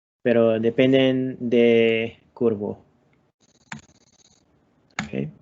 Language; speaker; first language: Spanish; non-native, learner; English